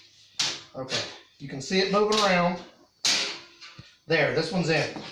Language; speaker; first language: English; native; English